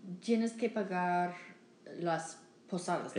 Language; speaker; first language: Spanish; non-native, learner; English